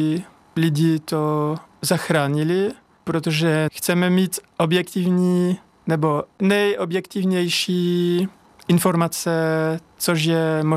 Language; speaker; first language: Czech; non-native, fluent; French